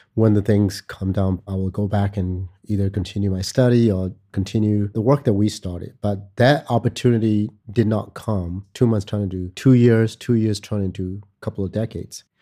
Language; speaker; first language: English; non-native, fluent; Burmese